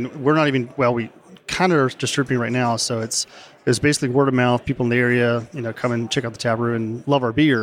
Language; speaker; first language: English; native; English